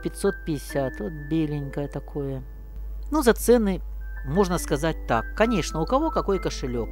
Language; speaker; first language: Russian; native; Russian